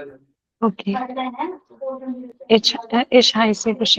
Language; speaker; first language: German; non-native, learner; Hindi